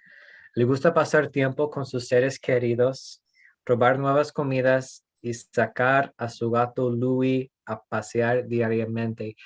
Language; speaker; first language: Spanish; non-native, fluent; English